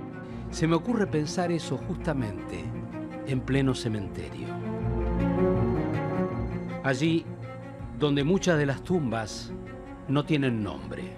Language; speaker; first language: Spanish; native; Spanish